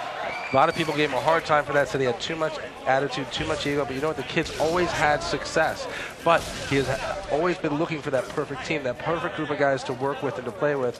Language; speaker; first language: English; native; English